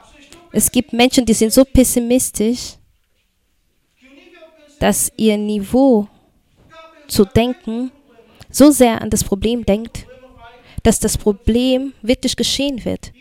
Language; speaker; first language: German; non-native, fluent; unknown